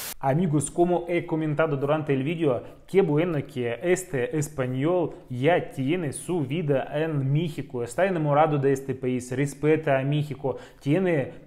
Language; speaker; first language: Spanish; non-native, learner; Russian